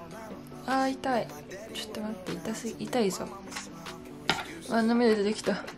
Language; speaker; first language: Japanese; native; Japanese